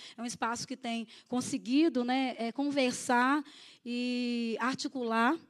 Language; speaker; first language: Portuguese; native; Portuguese